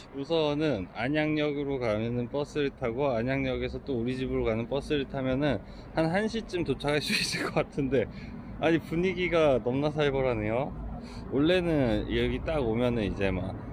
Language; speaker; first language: Korean; native; Korean